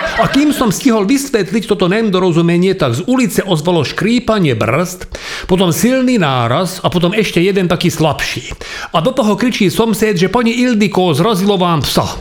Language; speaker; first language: Slovak; non-native, local second language; Hungarian